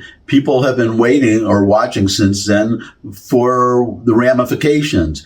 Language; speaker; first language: English; native; English